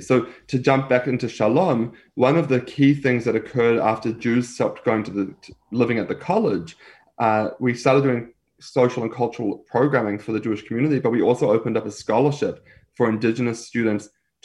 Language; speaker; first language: English; native; English